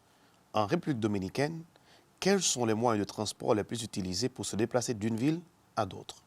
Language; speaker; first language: French; non-native, fluent; Spanish